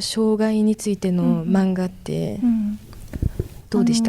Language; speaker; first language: Japanese; non-native, fluent; French